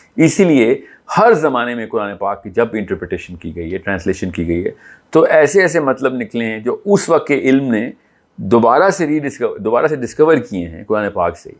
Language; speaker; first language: Urdu; native; Urdu